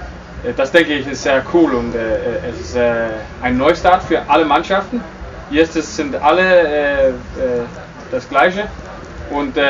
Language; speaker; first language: German; non-native, learner; English